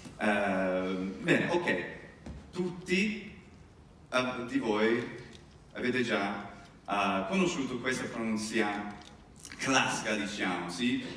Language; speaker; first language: Italian; non-native, fluent; English